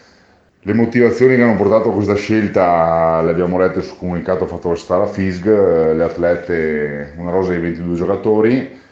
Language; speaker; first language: Italian; native; Italian